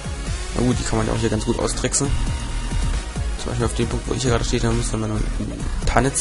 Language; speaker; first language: German; native; German